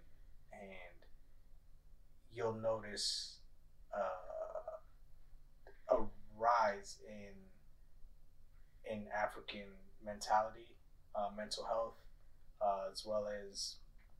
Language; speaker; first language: English; early bilingual, other home language; Tigrinya